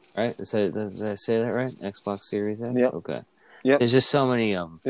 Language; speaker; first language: English; native; English